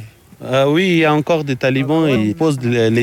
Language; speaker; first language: French; non-native, fluent; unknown